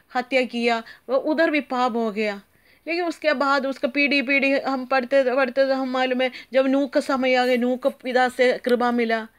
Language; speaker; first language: Hindi; non-native, local second language; Malayalam